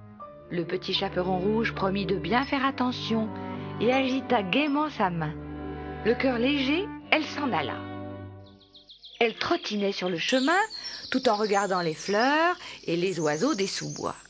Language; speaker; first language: French; native; French